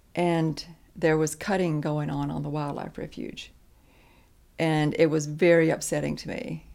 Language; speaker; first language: English; native; English